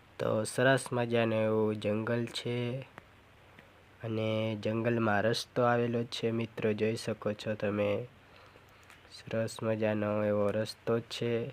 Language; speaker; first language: Gujarati; non-native, local second language; Bhili